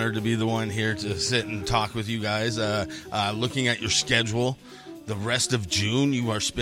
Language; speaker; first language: English; native; English